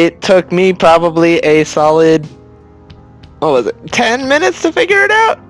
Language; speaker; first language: English; native; English